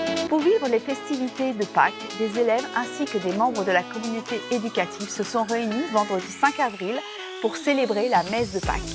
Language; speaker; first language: French; native; French